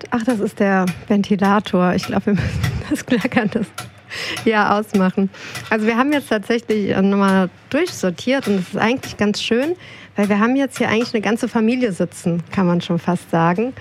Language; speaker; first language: German; native; German